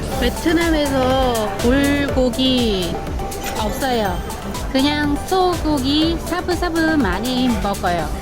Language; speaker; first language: Korean; non-native, learner; Vietnamese